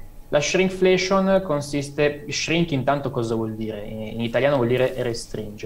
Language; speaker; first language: Italian; native; Italian